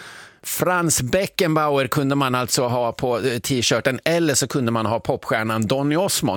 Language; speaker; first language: Swedish; native; Swedish